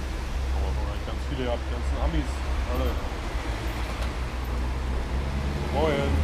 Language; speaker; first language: German; native; German